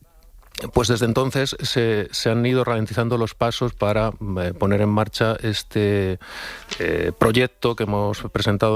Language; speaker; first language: Spanish; native; Spanish